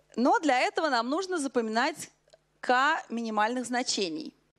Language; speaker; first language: Russian; native; Russian